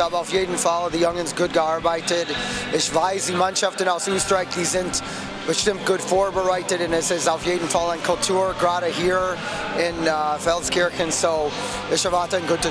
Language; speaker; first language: German; non-native, fluent; English